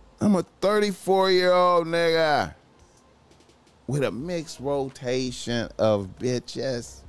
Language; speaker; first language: English; native; English